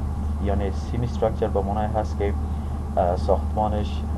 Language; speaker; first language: Persian; native; Persian